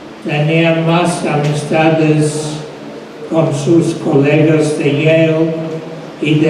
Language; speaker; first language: Spanish; non-native, fluent; English